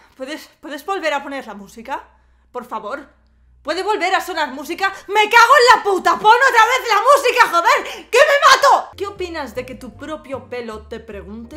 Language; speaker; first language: Spanish; native; Spanish